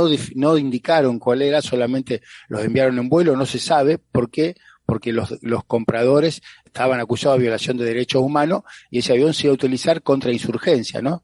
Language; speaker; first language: Spanish; native; Spanish